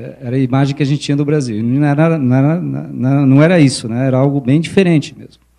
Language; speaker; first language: Portuguese; early bilingual, other home language; Spanish